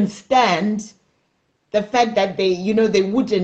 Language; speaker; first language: English; non-native, local second language; Shona